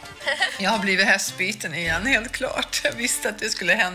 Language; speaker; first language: Swedish; native; Swedish